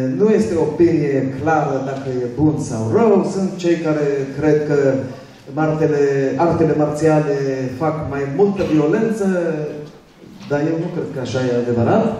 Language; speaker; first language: Romanian; early bilingual, other home language; Hebrew